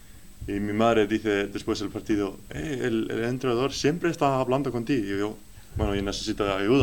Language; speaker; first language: Spanish; non-native, learner; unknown